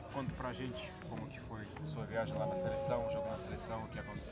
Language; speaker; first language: Portuguese; non-native, fluent; Russian